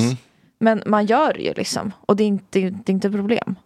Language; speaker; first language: Swedish; native; Swedish